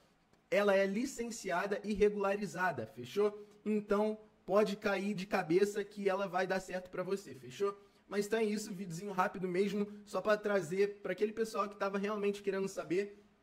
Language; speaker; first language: Portuguese; native; Portuguese